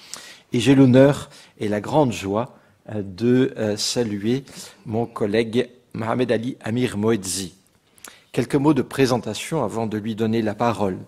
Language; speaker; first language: French; native; French